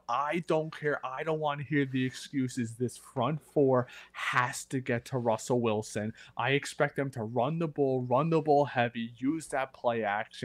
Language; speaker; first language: English; native; English